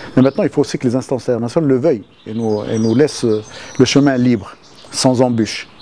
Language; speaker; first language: French; non-native, local second language; Arabic